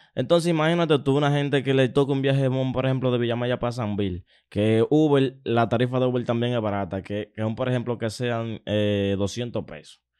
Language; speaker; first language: Spanish; native; Spanish